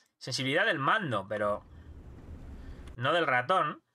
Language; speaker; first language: Spanish; native; Spanish